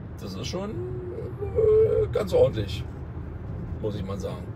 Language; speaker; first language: German; native; German